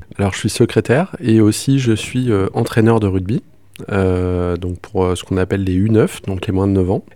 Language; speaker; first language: French; native; French